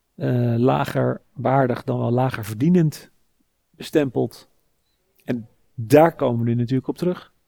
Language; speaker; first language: Dutch; native; Dutch